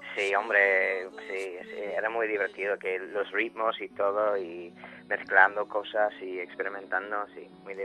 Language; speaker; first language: Spanish; non-native, fluent; English